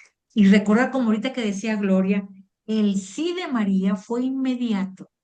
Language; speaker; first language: Spanish; native; Spanish